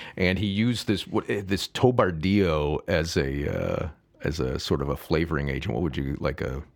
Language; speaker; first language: English; native; English